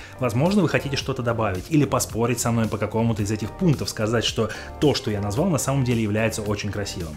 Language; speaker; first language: Russian; native; Russian